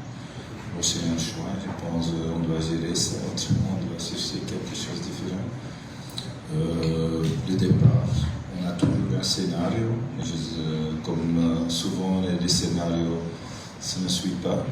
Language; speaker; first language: French; non-native, fluent; Dutch